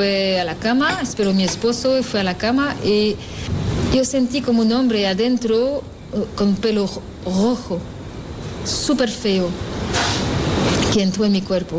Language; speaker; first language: Spanish; non-native, learner; French